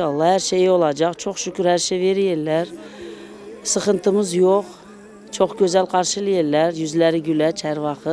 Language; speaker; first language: Turkish; early bilingual, heritage; Turkish